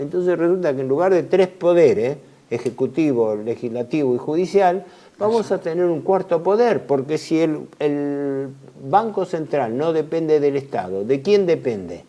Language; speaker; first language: Spanish; native; Spanish